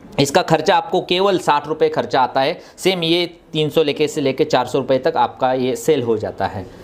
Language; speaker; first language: Hindi; non-native, local second language; Marathi